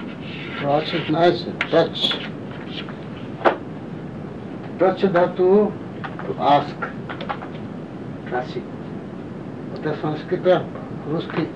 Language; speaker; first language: Russian; non-native, learner; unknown